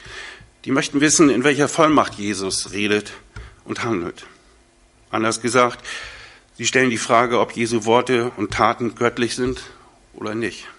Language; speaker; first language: German; native; German